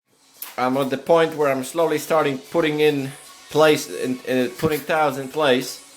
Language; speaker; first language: English; non-native, fluent; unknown